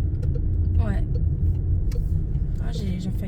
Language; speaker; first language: French; native; French